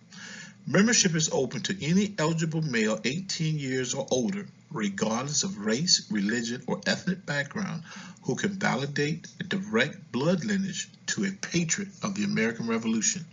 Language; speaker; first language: English; native; English